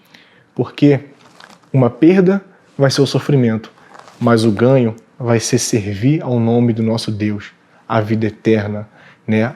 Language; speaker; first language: Portuguese; native; Portuguese